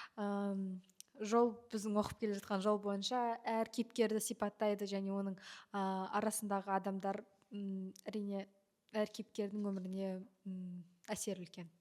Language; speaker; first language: Kazakh; non-native, local second language; Russian